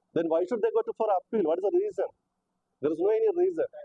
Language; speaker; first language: English; non-native, local second language; Malayalam